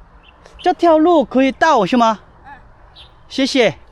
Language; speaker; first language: Chinese; non-native, fluent; Korean